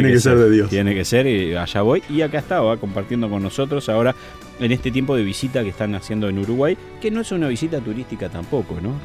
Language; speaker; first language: Spanish; native; Spanish